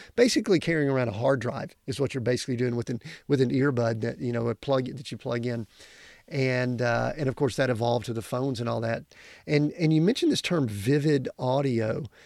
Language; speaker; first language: English; native; English